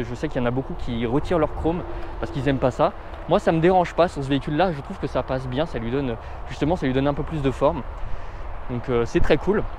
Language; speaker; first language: French; native; French